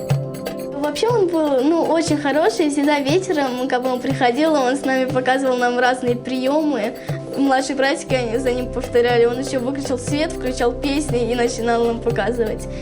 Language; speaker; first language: Russian; native; Russian